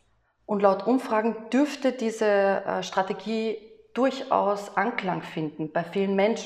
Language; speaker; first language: German; native; German